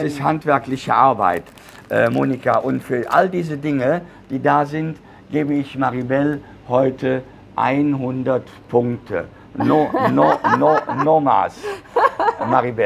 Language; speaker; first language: German; native; German